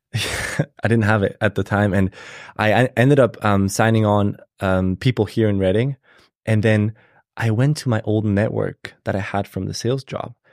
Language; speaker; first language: English; non-native, fluent; German